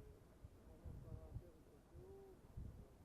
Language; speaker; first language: Spanish; non-native, learner; French